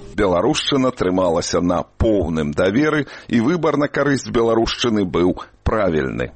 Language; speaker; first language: Belarusian; native; Belarusian